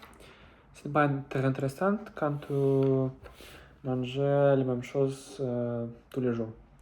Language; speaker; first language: French; non-native, learner; Russian